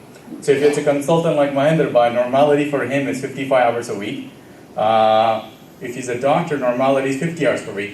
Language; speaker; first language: English; early bilingual, other home language; Gujarati